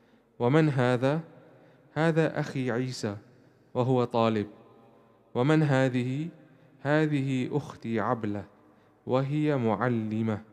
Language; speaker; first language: Arabic; non-native, fluent; English